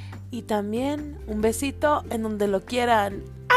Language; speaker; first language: Spanish; early bilingual, other home language; English